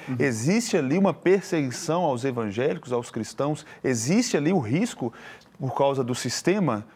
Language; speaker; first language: Portuguese; native; Portuguese